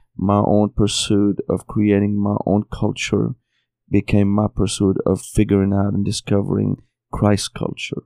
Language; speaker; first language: English; non-native, fluent; Arabic